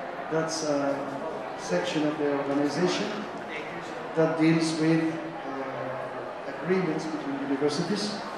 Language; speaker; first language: English; non-native, fluent; Spanish